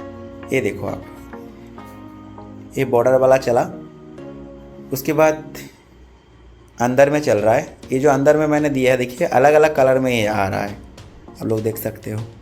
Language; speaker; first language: Hindi; non-native, local second language; Odia